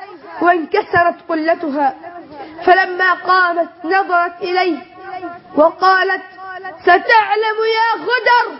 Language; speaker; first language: Arabic; native; Arabic